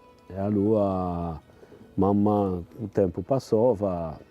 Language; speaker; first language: Italian; non-native, local second language; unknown